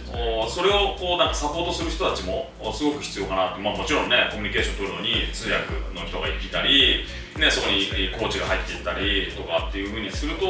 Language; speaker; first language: Japanese; native; Japanese